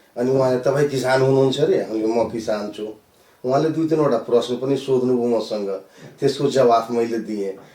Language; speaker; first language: Nepali; non-native, local second language; Maithili